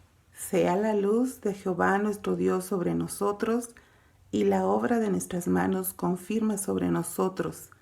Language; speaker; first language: Spanish; native; Spanish